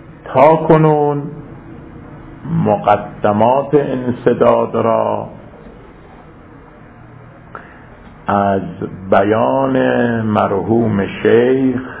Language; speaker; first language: Persian; native; Persian